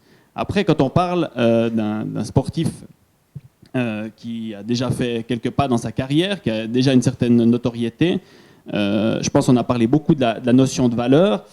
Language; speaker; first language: French; native; French